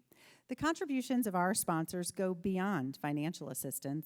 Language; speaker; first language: English; native; English